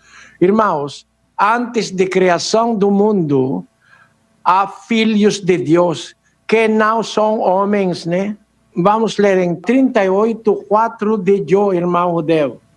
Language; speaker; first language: Portuguese; non-native, learner; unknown